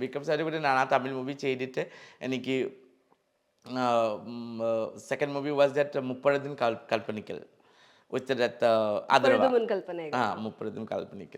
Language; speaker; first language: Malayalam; non-native, fluent; Assamese